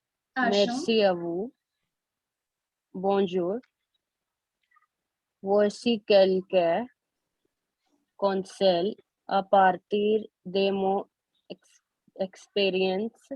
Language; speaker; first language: French; non-native, learner; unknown